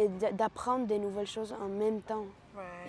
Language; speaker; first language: French; early bilingual, other home language; Spanish